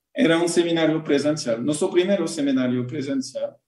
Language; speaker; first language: Portuguese; non-native, learner; French